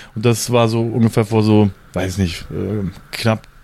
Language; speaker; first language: German; native; German